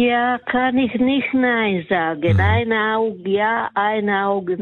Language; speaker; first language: German; non-native, learner; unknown